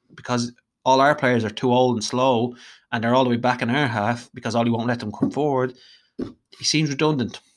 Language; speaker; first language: English; native; English